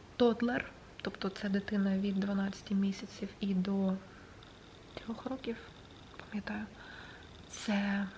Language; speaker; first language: Ukrainian; non-native, local second language; Russian